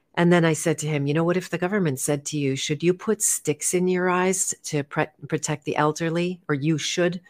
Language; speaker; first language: English; native; English